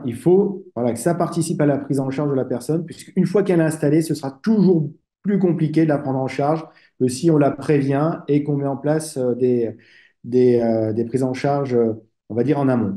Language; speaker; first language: French; native; French